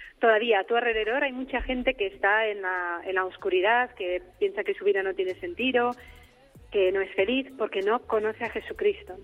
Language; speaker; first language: Spanish; non-native, fluent; Czech